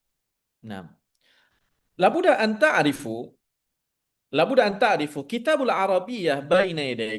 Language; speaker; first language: Arabic; non-native, fluent; Indonesian